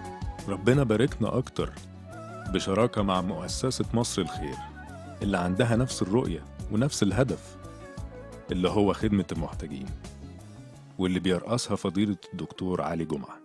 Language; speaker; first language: Arabic; native; Arabic